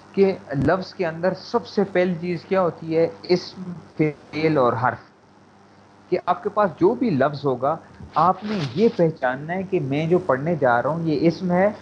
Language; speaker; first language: Urdu; native; Urdu